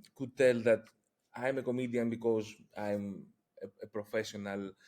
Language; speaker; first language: English; non-native, fluent; Greek